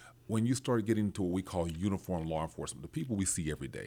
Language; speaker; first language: English; native; English